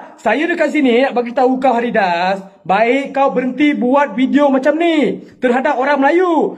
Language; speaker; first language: Malay; non-native, local second language; Tamil